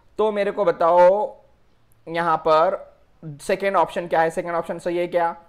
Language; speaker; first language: Hindi; non-native, local second language; Marathi